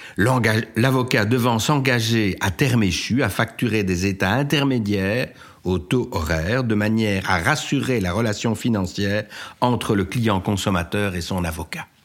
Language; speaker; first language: French; native; French